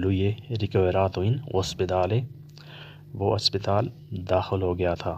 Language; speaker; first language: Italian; non-native, fluent; Urdu